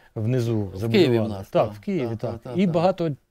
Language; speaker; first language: Ukrainian; native; Ukrainian